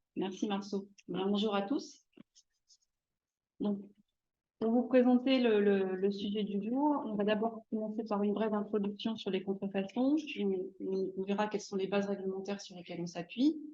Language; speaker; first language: French; native; French